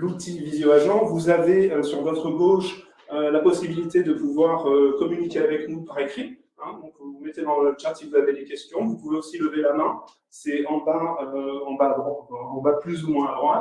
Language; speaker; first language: French; native; French